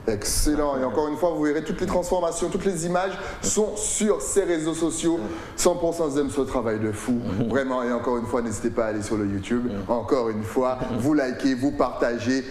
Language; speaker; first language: French; native; French